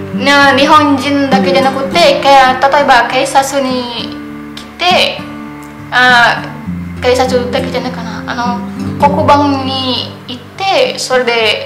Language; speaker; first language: Japanese; non-native, learner; Indonesian